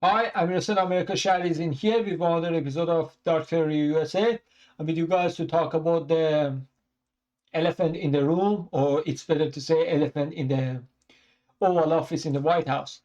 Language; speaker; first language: English; non-native, fluent; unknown